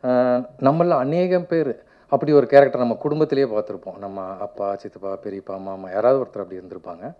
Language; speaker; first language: Tamil; native; Tamil